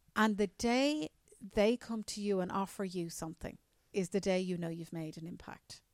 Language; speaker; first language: English; native; English